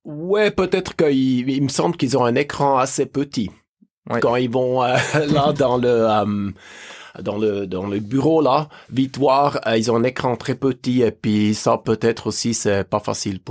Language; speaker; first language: French; native; French